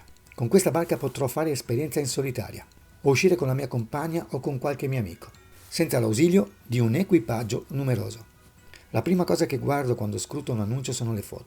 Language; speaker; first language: Italian; native; Italian